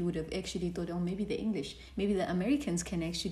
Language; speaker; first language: English; non-native, local second language; Zulu